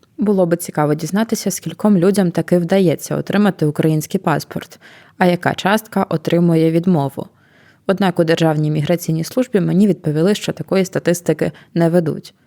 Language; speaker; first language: Ukrainian; native; Ukrainian